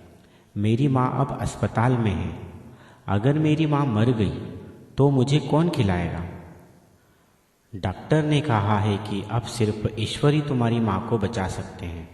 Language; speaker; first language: Hindi; native; Hindi